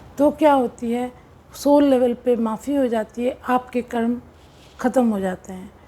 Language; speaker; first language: Hindi; non-native, local second language; Bangla